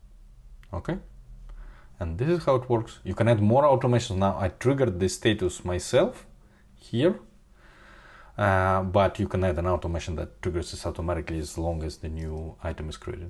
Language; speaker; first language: English; non-native, fluent; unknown